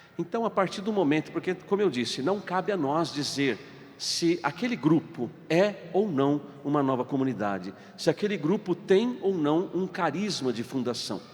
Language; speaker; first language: Portuguese; native; Portuguese